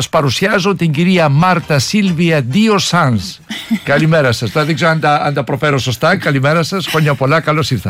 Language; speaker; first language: Greek; native; Greek